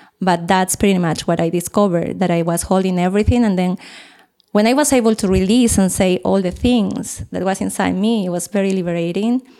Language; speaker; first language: English; non-native, fluent; Spanish